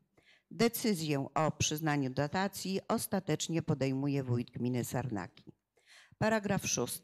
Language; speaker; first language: Polish; native; Polish